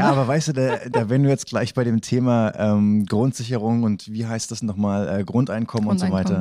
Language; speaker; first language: German; native; German